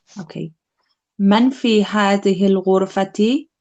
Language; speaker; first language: Arabic; non-native, learner; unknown